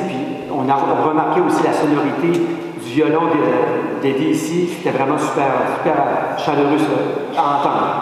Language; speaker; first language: French; native; French